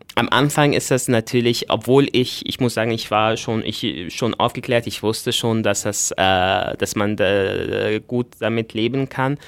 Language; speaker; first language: German; non-native, fluent; Arabic